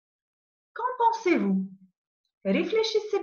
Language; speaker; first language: French; non-native, fluent; Macedonian